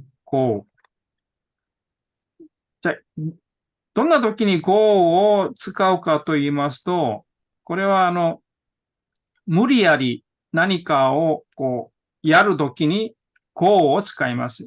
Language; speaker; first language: Japanese; non-native, fluent; Korean